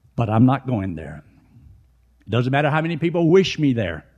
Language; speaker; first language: English; native; English